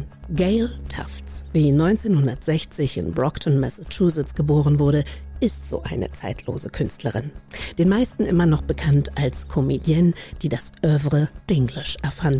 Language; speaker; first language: German; native; German